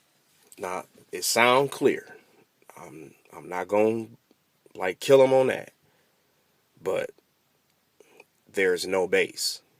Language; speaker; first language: English; native; English